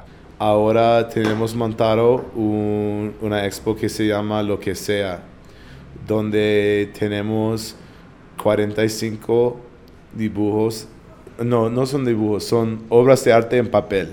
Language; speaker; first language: Spanish; non-native, fluent; English